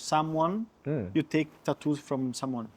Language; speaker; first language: English; non-native, learner; Italian